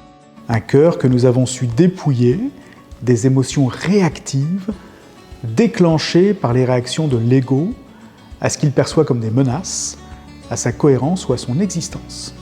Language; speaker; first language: French; native; French